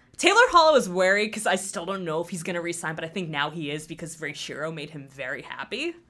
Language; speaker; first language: English; native; English